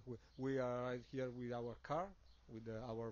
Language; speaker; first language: English; non-native, learner; Italian